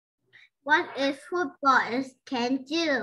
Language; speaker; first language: English; non-native, learner; Vietnamese